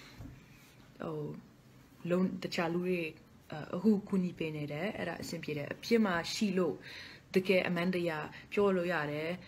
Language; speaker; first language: Burmese; non-native, fluent; Dutch